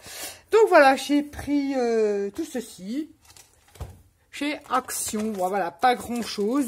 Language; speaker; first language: French; native; French